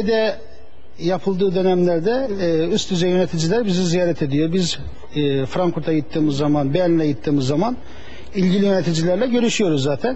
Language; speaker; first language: Turkish; native; Turkish